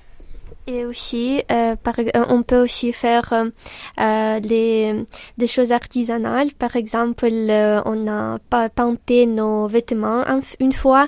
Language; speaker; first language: French; non-native, learner; Ukrainian